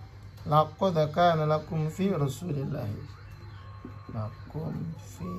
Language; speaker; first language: Arabic; non-native, fluent; Indonesian